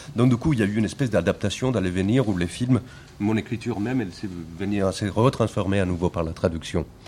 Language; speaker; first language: French; non-native, fluent; Spanish